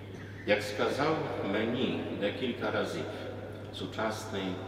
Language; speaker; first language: Ukrainian; non-native, fluent; Polish